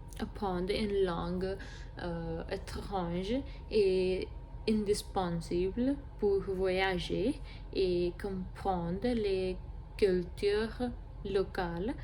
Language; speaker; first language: French; non-native, learner; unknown